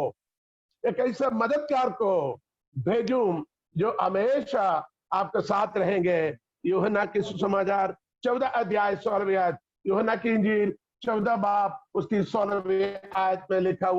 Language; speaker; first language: Hindi; non-native, local second language; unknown